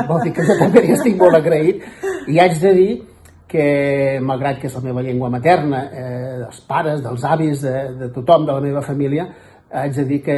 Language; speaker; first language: Catalan; native; Catalan